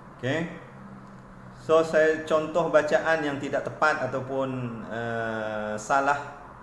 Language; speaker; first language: Malay; native; Malay